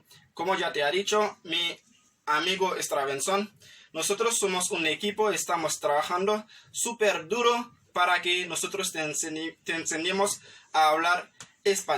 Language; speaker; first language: Spanish; non-native, fluent; Haitian Creole